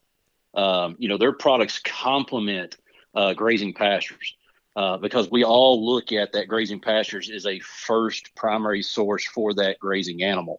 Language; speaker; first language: English; native; English